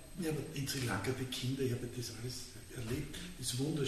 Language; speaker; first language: German; native; German